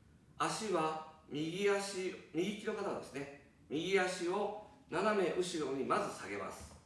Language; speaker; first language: Japanese; native; Japanese